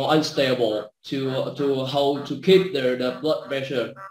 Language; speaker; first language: English; non-native, learner; Vietnamese